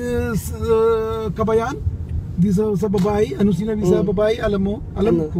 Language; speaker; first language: Filipino; non-native, learner; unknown